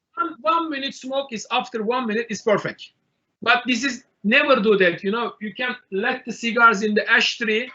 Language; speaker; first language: English; non-native, learner; Turkish